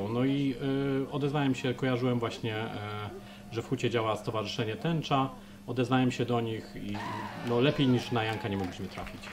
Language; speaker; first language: Polish; native; Polish